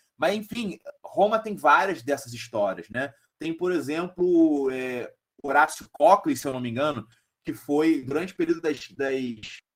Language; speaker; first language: Portuguese; native; Portuguese